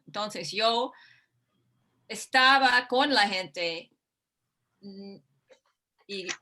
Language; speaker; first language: Spanish; non-native, fluent; English